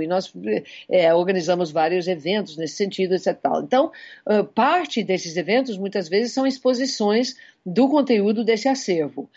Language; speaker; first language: Portuguese; non-native, fluent; English